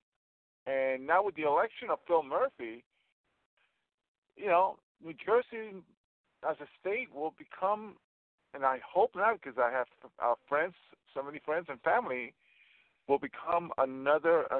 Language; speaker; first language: English; native; English